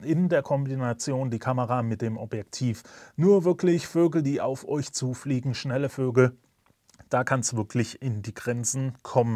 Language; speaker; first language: German; native; German